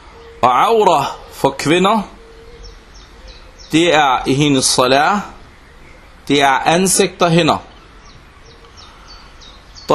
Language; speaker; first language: Danish; non-native, local second language; Arabic